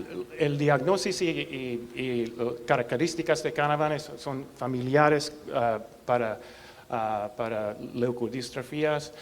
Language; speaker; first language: Spanish; non-native, learner; English